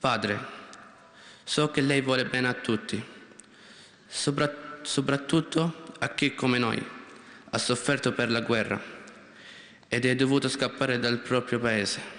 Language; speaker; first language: Italian; non-native, learner; Arabic